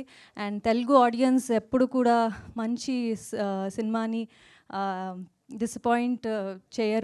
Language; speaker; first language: Telugu; non-native, fluent; Kannada